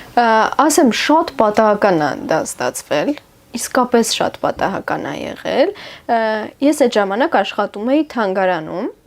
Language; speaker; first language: Armenian; native; Armenian